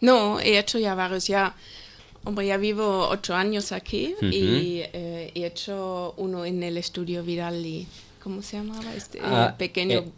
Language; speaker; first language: Spanish; non-native, fluent; German